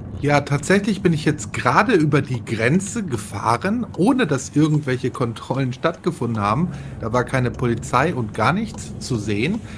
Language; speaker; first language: German; native; German